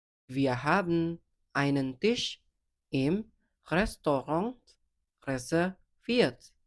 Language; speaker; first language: German; non-native, fluent; Indonesian